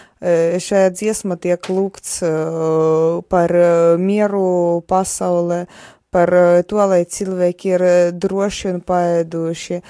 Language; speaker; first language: Latvian; non-native, fluent; Polish